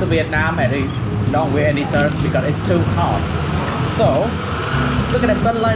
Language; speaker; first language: English; non-native, fluent; Vietnamese